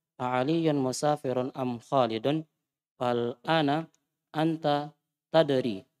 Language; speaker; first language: Arabic; non-native, fluent; Indonesian